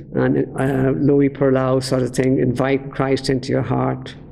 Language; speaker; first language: English; native; English